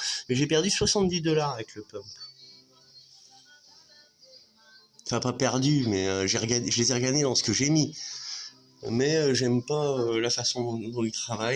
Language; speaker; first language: French; native; French